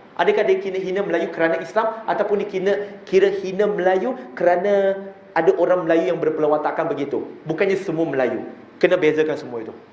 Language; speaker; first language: Malay; non-native, local second language; Chinese